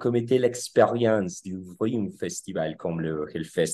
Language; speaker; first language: French; non-native, learner; Spanish